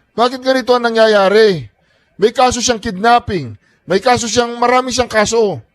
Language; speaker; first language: Filipino; native; Filipino